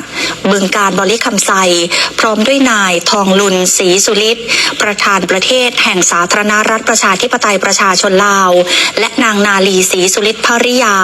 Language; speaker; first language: Thai; native; Thai